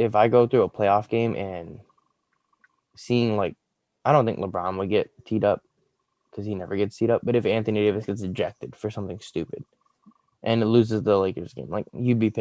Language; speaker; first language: English; native; English